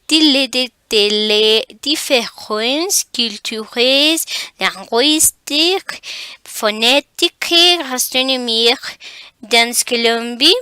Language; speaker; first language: French; non-native, learner; Spanish